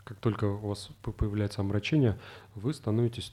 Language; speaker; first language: Russian; native; Russian